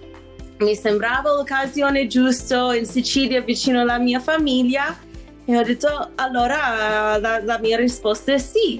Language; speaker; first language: Italian; non-native, fluent; English